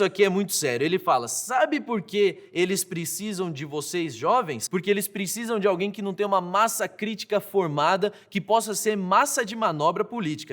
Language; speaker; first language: Portuguese; native; Portuguese